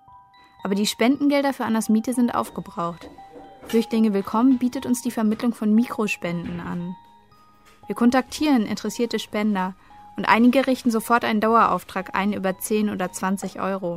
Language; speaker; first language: German; native; German